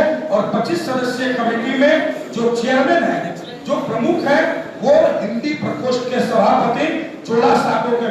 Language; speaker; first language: Hindi; native; Hindi